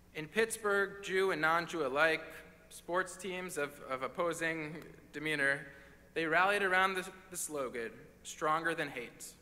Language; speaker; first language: English; native; English